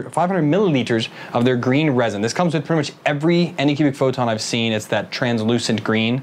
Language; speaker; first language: English; native; English